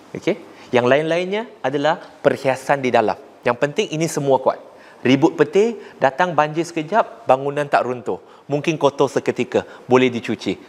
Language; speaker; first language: Malay; non-native, local second language; Chinese